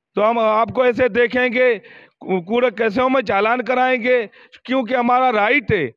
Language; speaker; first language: Urdu; non-native, local second language; Sindhi